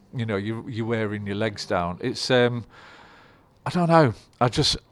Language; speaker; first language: English; native; English